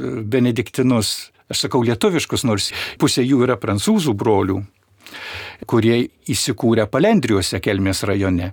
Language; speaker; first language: Lithuanian; native; Lithuanian